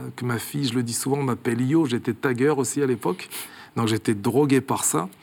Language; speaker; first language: French; early bilingual, other home language; Kabuverdianu